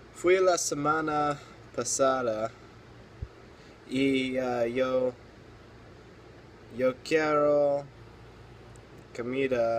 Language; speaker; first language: Spanish; non-native, learner; English